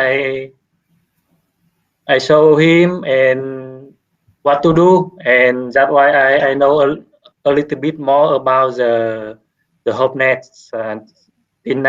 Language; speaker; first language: English; non-native, learner; Vietnamese